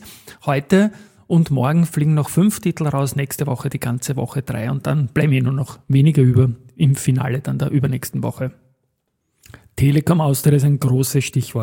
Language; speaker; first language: German; native; German